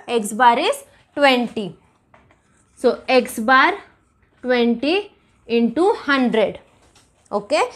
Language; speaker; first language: English; non-native, local second language; Marathi